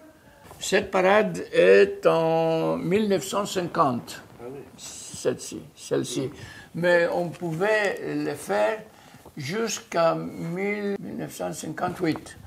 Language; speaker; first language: French; non-native, fluent; Greek